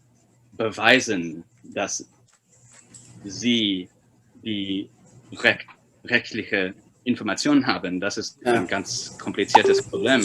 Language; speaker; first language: German; non-native, fluent; Chinese